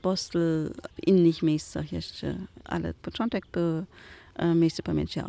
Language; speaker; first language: Polish; non-native, learner; German